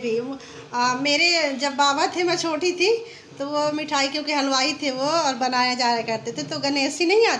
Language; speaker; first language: Hindi; native; Hindi